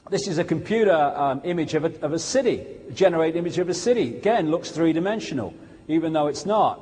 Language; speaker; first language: English; native; English